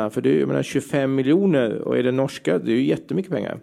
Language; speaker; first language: Swedish; native; Swedish